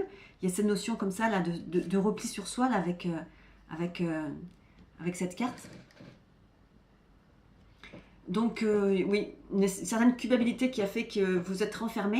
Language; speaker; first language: French; native; French